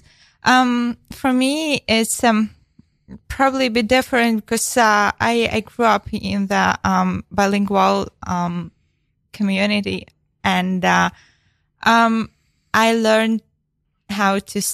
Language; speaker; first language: English; non-native, fluent; Ukrainian